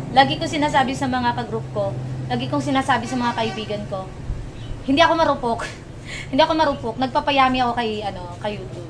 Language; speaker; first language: Filipino; non-native, local second language; Waray